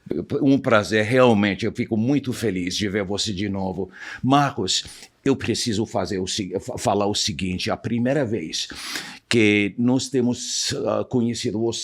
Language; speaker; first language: Portuguese; non-native, fluent; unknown